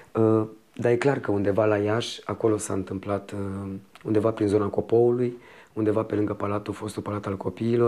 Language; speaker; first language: Romanian; native; Romanian